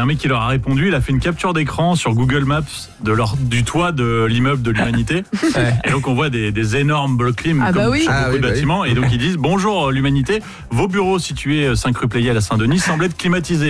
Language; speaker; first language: French; native; French